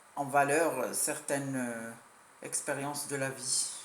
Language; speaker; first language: French; non-native, local second language; Arabic